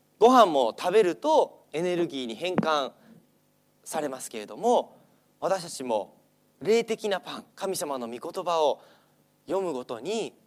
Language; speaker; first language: Japanese; non-native, fluent; English